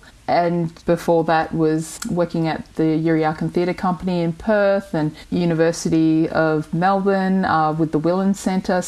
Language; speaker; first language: English; native; English